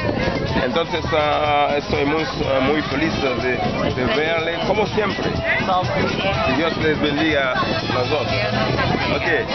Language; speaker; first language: Spanish; non-native, learner; Haitian Creole